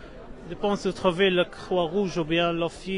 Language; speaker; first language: French; non-native, learner; Arabic